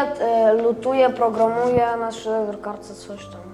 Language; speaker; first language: Polish; early bilingual, other home language; Russian